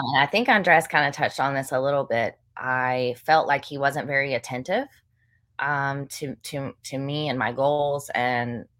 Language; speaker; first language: English; native; English